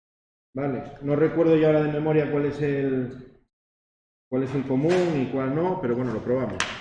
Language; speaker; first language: Spanish; native; Spanish